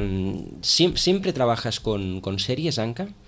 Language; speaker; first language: Spanish; non-native, local second language; Catalan